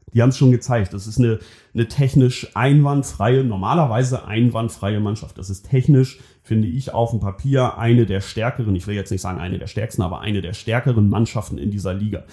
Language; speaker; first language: German; native; German